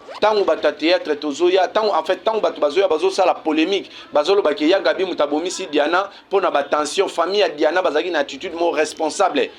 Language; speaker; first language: Lingala; native; Lingala